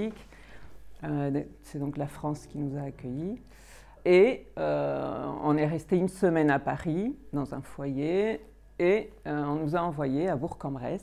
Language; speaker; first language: French; native; French